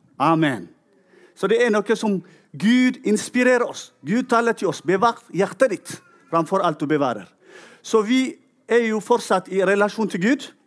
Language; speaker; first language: Norwegian; non-native, fluent; Tigrinya